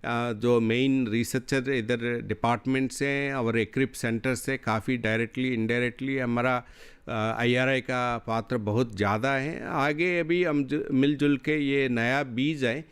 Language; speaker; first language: Hindi; non-native, local second language; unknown